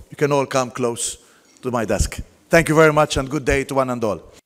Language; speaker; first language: English; non-native, local second language; Maltese